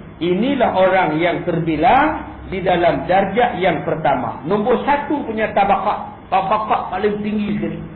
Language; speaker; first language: Malay; native; Malay